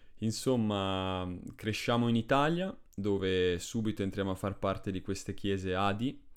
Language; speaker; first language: Italian; early bilingual, other home language; Spanish